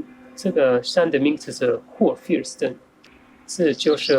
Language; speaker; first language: Chinese; non-native, fluent; German